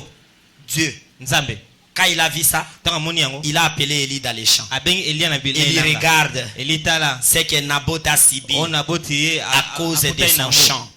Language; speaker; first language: Haitian Creole; non-native, local second language; Lingala